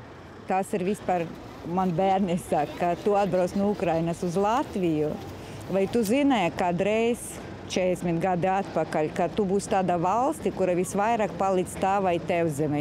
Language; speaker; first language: Latvian; non-native, fluent; Ukrainian